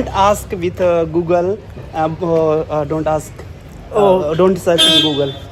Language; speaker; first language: English; non-native, local second language; Hindi